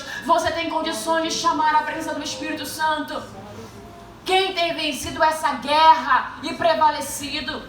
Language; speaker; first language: Portuguese; native; Portuguese